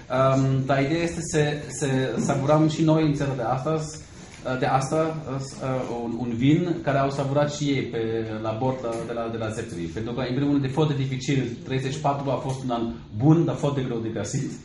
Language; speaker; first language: Romanian; non-native, fluent; German